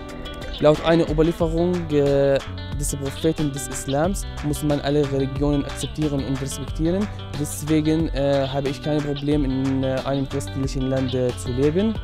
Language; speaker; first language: German; non-native, learner; Arabic